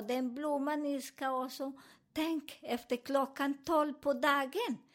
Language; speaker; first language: Swedish; non-native, learner; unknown